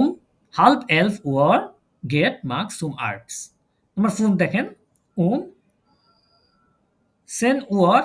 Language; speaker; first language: German; non-native, learner; Bangla